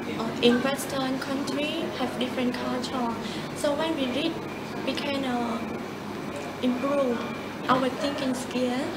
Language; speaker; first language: English; non-native, learner; Khmer